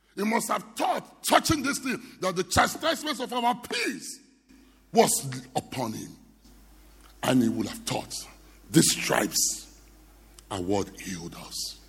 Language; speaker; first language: English; non-native, local second language; Yoruba